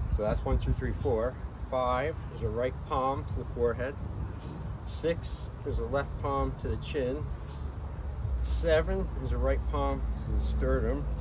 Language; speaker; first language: English; native; English